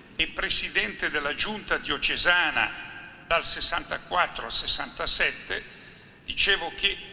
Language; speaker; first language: Italian; native; Italian